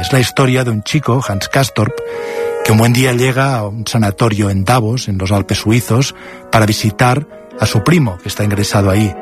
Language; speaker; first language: Spanish; native; Spanish